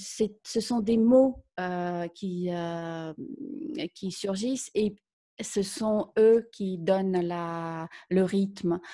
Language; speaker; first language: French; non-native, fluent; Russian